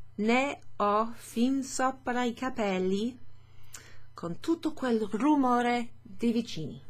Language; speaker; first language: Italian; non-native, fluent; English